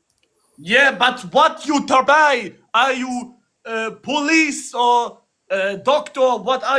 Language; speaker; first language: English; non-native, learner; German